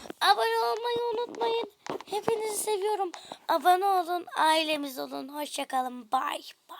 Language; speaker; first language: Turkish; native; Turkish